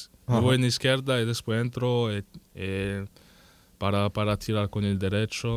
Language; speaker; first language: Spanish; non-native, learner; French